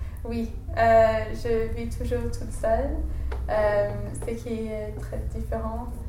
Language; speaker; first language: French; non-native, fluent; English